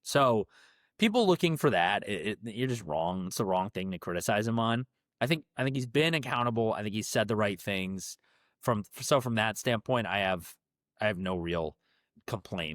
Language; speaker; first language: English; native; English